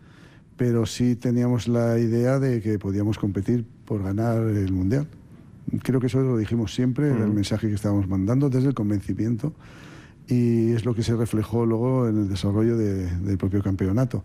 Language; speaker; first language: Spanish; native; Spanish